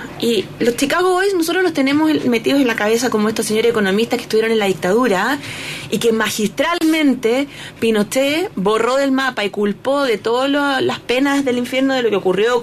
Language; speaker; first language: Spanish; native; Spanish